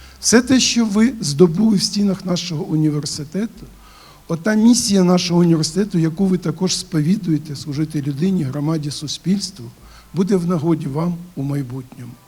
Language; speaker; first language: Ukrainian; native; Ukrainian